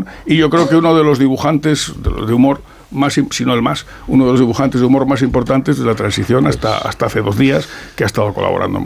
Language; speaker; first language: Spanish; native; Spanish